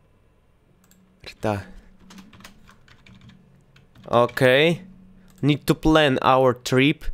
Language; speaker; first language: English; non-native, learner; Russian